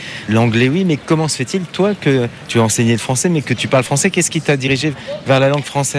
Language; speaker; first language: French; native; French